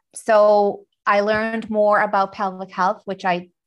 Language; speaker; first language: English; non-native, fluent; Finnish